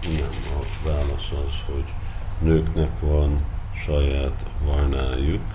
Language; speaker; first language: Hungarian; early bilingual, heritage; Hungarian